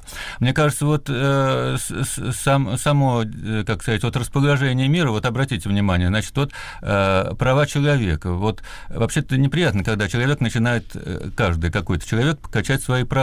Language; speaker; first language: Russian; native; Russian